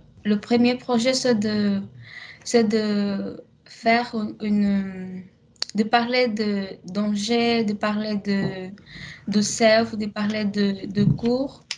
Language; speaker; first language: French; non-native, learner; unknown